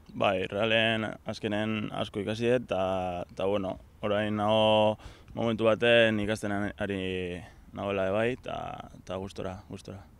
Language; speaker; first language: Basque; native; Basque